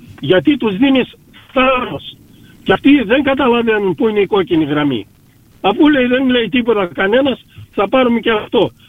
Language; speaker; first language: Greek; early bilingual, heritage; Greek